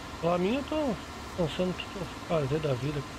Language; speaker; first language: Portuguese; native; Portuguese